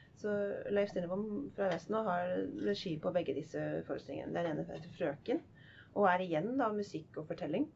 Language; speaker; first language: Norwegian; non-native, fluent; English